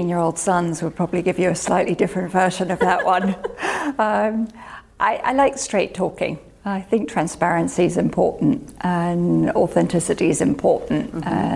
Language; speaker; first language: English; native; English